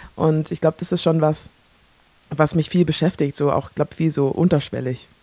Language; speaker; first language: German; early bilingual, other home language; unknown